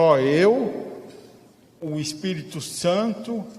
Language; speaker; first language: Portuguese; non-native, fluent; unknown